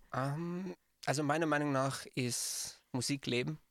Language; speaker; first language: German; native; German